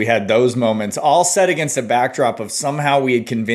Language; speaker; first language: English; native; English